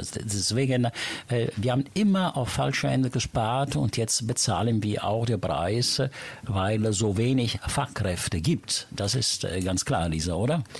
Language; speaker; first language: German; non-native, fluent; Italian